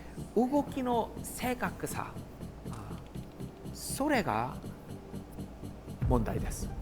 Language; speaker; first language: Japanese; non-native, learner; Korean